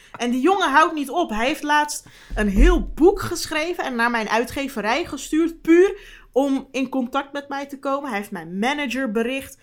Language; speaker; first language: Dutch; early bilingual, other home language; Turkish